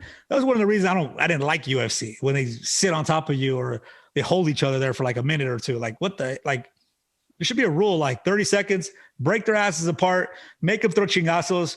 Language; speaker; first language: English; native; English